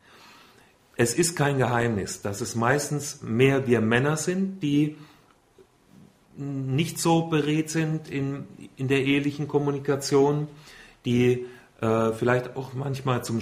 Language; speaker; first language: German; native; German